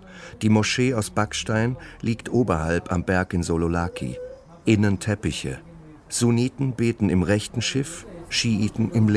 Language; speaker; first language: German; native; German